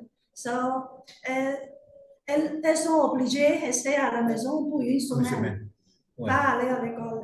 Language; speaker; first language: French; non-native, fluent; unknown